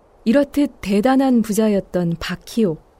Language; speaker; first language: Korean; native; Korean